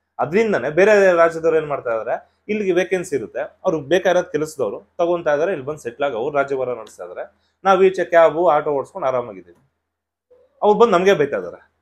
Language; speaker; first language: Kannada; non-native, local second language; Telugu